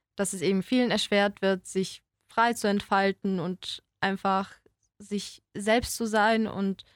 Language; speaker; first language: German; early bilingual, other home language; Polish